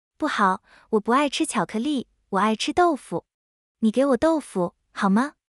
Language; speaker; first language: Chinese; non-native, learner; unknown